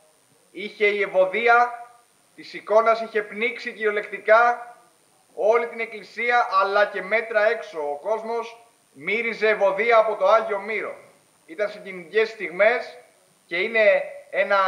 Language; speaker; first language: Greek; native; Greek